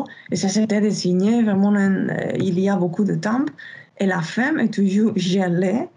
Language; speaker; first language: French; non-native, fluent; Spanish